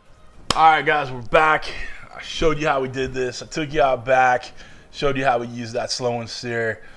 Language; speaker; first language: English; native; English